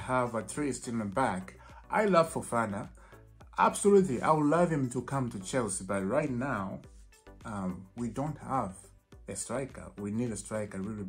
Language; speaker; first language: English; non-native, fluent; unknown